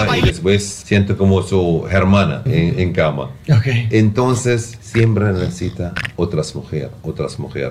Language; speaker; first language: Spanish; non-native, learner; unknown